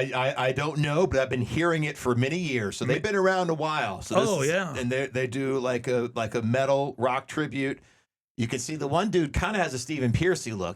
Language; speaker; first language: English; native; English